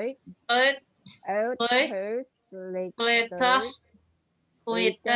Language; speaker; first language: Dutch; non-native, learner; Indonesian